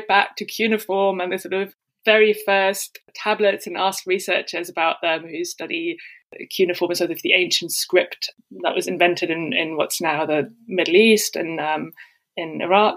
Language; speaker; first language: English; non-native, fluent; German